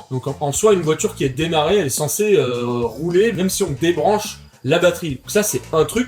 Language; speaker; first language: French; native; French